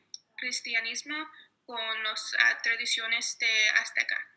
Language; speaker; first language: Spanish; early bilingual, heritage; Spanish